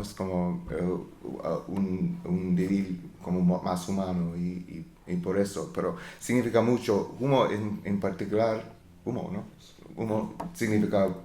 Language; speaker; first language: Spanish; non-native, learner; English